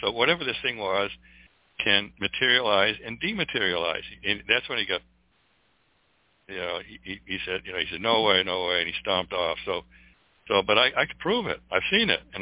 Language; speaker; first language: English; native; English